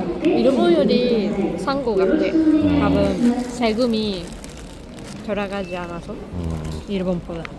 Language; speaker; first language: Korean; non-native, learner; Japanese